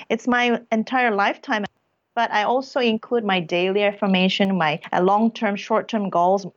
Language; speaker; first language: English; early bilingual, other home language; Korean